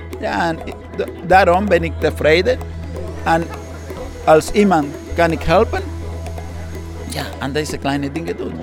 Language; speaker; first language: Dutch; non-native, learner; Spanish